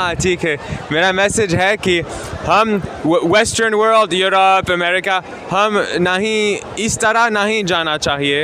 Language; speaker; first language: Hindi; non-native, learner; German